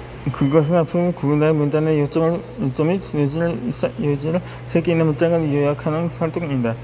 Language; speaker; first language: Korean; native; Korean